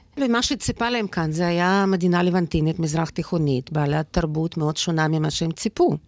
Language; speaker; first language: Hebrew; non-native, fluent; Russian